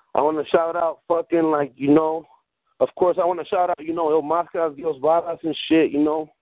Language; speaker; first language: English; early bilingual, other home language; Spanish